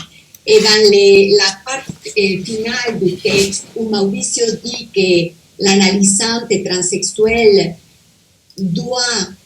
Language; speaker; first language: French; non-native, fluent; Spanish